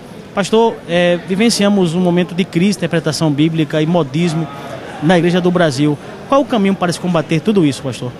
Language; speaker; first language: Portuguese; native; Portuguese